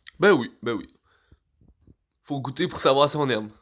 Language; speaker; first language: French; native; French